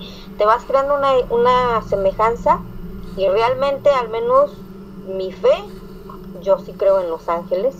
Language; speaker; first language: Spanish; native; Spanish